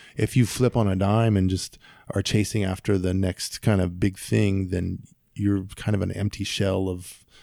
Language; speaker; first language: English; native; English